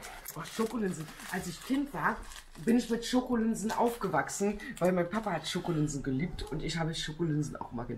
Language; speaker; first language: German; native; German